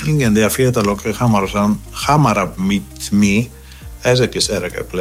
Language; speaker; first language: Hungarian; non-native, learner; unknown